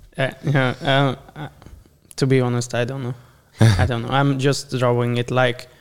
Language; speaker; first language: English; non-native, learner; Hungarian